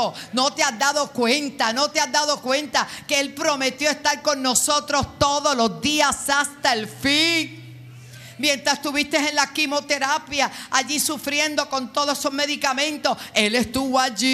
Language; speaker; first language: Spanish; native; Spanish